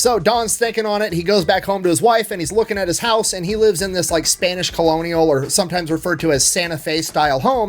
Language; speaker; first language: English; native; English